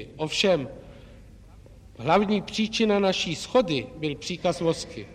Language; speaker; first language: Czech; native; Czech